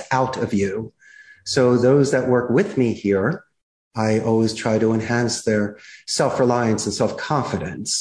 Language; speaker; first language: English; native; English